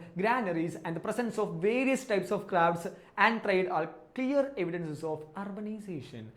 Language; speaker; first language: English; non-native, local second language; Malayalam